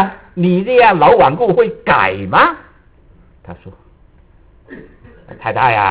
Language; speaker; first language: Chinese; native; Chinese